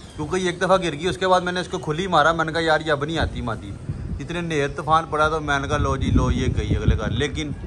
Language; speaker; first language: Urdu; non-native, local second language; Punjabi